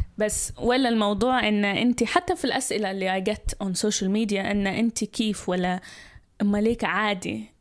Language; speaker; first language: Arabic; early bilingual, heritage; Arabic